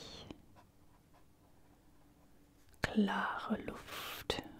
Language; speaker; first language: German; non-native, fluent; English